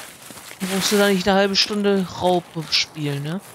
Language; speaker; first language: German; native; German